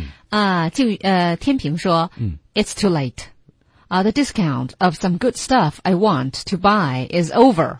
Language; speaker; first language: English; non-native, fluent; Chinese